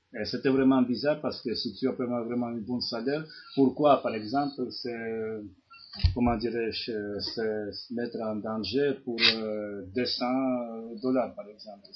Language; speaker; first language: French; non-native, fluent; Georgian